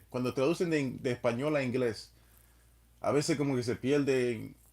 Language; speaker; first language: Spanish; non-native, fluent; English